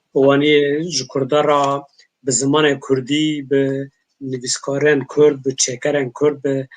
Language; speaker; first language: Kurdish; native; Kurdish